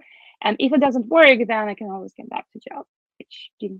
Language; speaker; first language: English; non-native, fluent; Russian